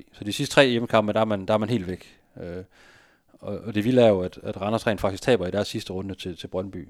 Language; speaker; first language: Danish; native; Danish